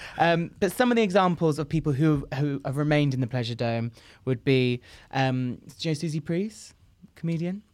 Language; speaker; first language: English; native; English